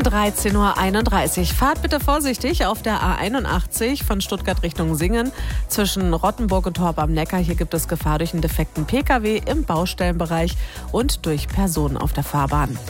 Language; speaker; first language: German; native; German